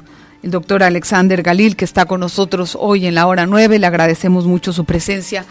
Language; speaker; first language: Spanish; native; Spanish